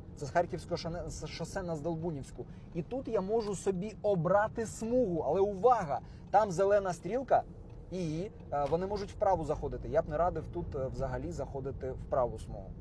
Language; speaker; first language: Ukrainian; native; Ukrainian